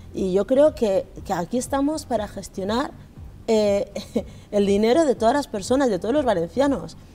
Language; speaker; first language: Spanish; native; Spanish